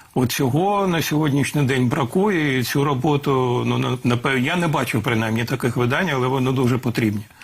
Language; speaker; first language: Ukrainian; native; Ukrainian